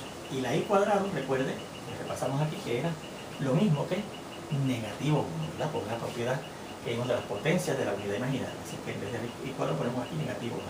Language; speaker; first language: Spanish; native; Spanish